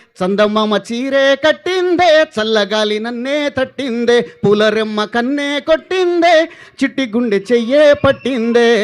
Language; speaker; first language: Telugu; native; Telugu